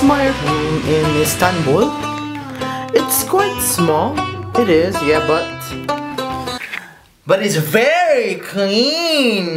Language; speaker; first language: English; non-native, local second language; Filipino